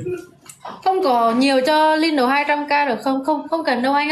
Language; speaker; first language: Vietnamese; native; Vietnamese